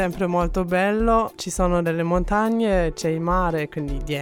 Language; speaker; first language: Italian; non-native, fluent; German